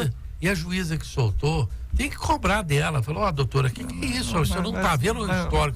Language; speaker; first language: Portuguese; native; Portuguese